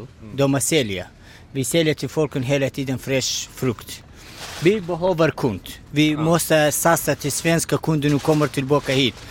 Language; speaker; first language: Swedish; non-native, learner; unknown